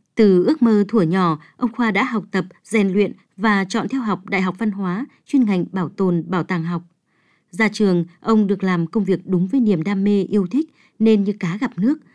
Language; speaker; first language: Vietnamese; native; Vietnamese